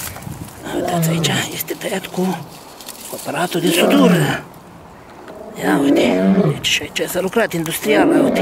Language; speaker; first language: Romanian; native; Romanian